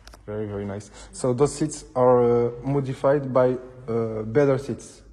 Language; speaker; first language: English; non-native, learner; French